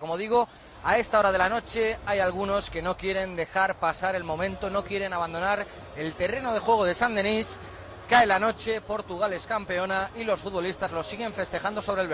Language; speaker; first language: Spanish; native; Spanish